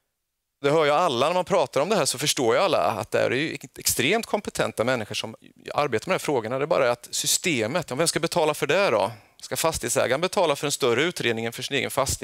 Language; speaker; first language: Swedish; native; Swedish